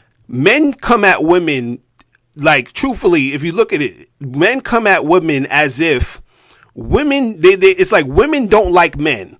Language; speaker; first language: English; native; English